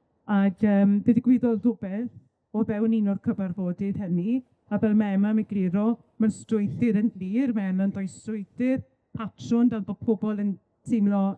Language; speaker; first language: Welsh; native; Welsh